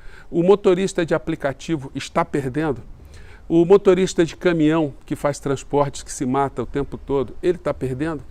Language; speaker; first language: Portuguese; native; Portuguese